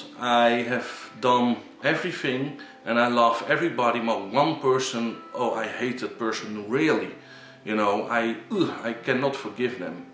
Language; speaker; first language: English; non-native, learner; Dutch